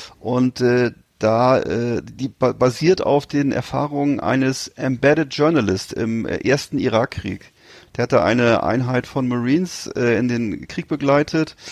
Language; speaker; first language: German; native; German